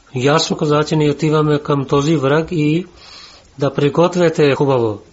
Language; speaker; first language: Bulgarian; non-native, learner; Urdu